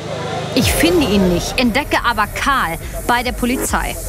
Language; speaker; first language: German; native; German